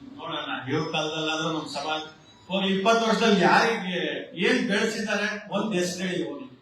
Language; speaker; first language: Kannada; non-native, local second language; Lambadi